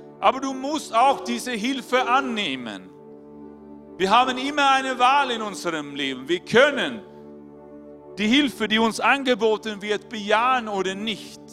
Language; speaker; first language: German; non-native, fluent; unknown